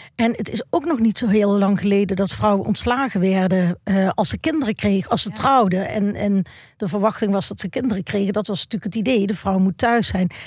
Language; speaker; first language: Dutch; native; Dutch